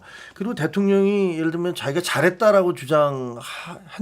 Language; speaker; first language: Korean; native; Korean